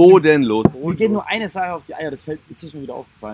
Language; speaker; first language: German; native; German